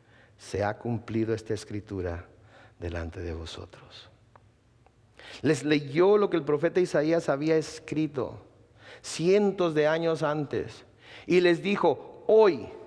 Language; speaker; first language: Spanish; native; Spanish